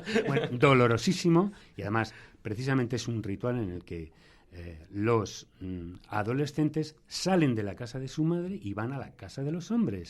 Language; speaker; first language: Spanish; native; Spanish